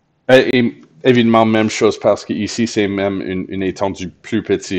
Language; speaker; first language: French; non-native, fluent; English